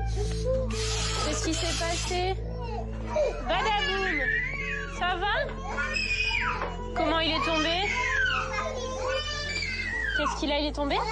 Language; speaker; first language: French; native; French